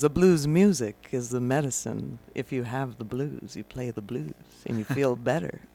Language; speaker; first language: English; native; English